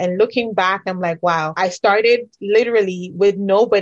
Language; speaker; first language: English; non-native, local second language; Akan